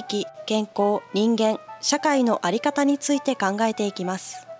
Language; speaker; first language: Japanese; native; Japanese